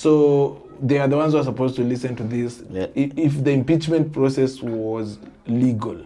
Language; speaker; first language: English; non-native, local second language; Swahili